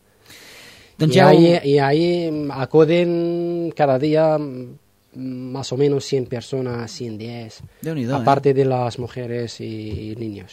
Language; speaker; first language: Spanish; non-native, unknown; Arabic